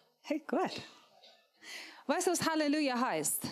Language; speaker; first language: German; non-native, learner; Persian